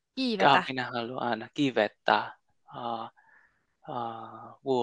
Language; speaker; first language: Finnish; non-native, learner; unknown